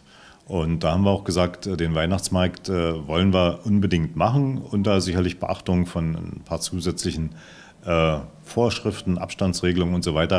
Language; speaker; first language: German; native; German